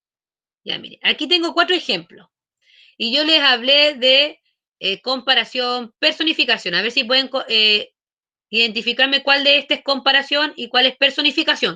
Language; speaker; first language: Spanish; native; Spanish